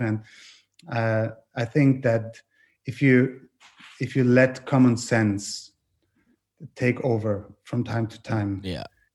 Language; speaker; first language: English; non-native, fluent; German